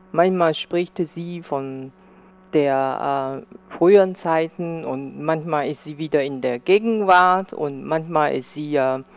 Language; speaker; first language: German; non-native, fluent; Chinese